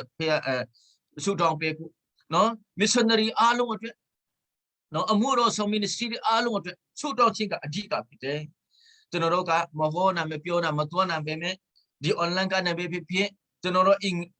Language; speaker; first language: Burmese; non-native, local second language; Hakha Chin